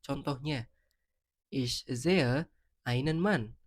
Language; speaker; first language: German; non-native, fluent; Indonesian